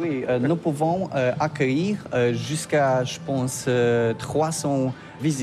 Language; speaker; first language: French; non-native, learner; Polish